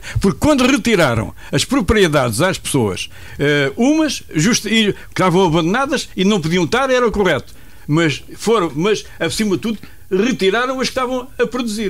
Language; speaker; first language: Portuguese; native; Portuguese